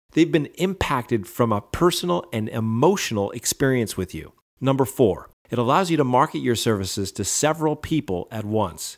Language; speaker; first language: English; native; English